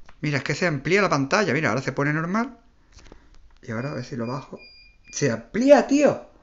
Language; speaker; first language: Spanish; native; Spanish